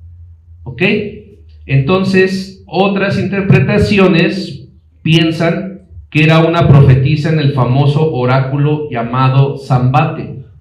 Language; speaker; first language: Spanish; native; Spanish